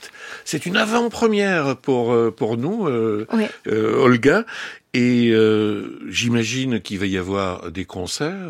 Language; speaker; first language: French; native; French